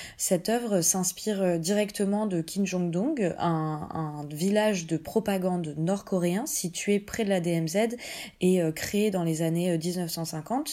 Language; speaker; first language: French; native; French